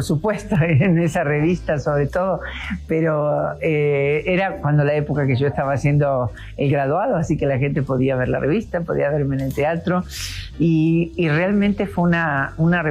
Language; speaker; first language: Spanish; native; Spanish